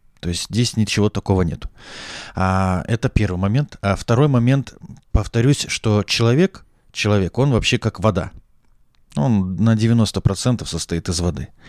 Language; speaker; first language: Russian; native; Russian